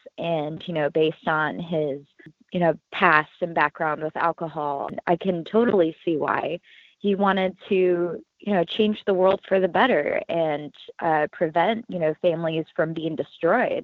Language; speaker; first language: English; native; English